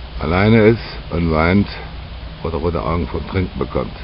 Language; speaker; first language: German; native; German